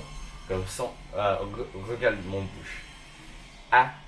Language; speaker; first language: French; non-native, learner; Chinese